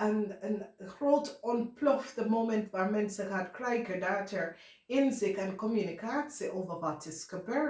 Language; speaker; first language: Dutch; non-native, fluent; English